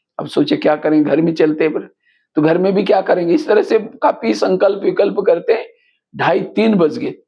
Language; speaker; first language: Hindi; non-native, local second language; Marathi